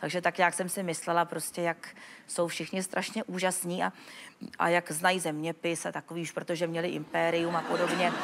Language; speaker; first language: Czech; native; Czech